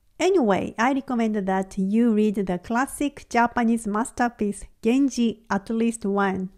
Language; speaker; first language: English; non-native, fluent; Japanese